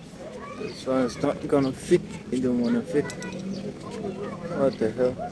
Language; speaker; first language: English; non-native, learner; Persian